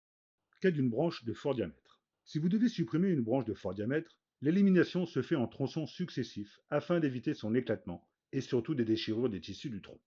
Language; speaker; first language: French; native; French